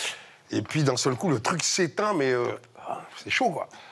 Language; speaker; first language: French; native; French